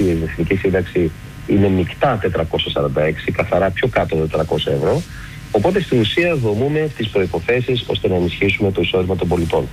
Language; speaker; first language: Greek; native; Greek